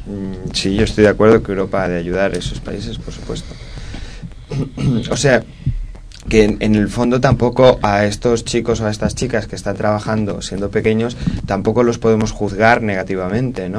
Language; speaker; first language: Spanish; native; Spanish